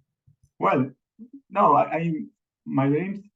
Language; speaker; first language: English; non-native, learner; Spanish